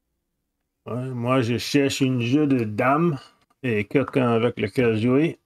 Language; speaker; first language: French; non-native, fluent; English